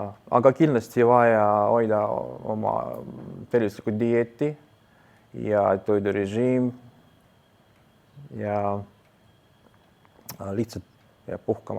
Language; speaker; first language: Estonian; non-native, local second language; Russian